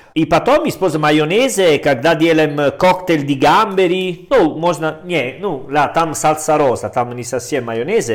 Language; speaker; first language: Russian; non-native, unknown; Italian